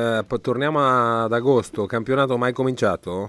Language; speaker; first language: Italian; native; Italian